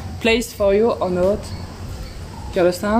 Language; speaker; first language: English; non-native, learner; French